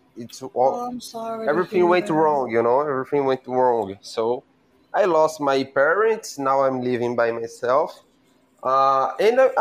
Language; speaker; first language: English; non-native, learner; Portuguese